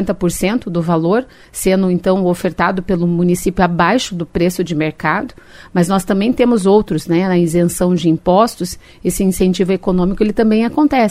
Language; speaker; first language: Portuguese; native; Portuguese